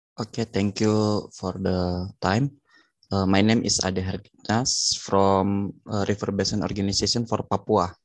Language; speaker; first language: English; non-native, learner; Indonesian